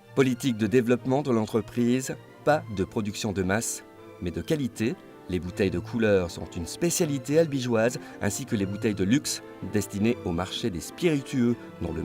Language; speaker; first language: French; native; French